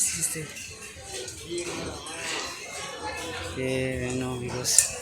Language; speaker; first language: Spanish; non-native, learner; Urdu